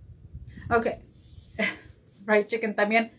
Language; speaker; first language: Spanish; early bilingual, heritage; Spanish